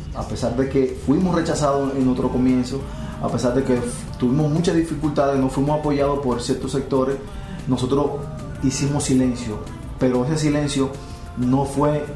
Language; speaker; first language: Spanish; native; Spanish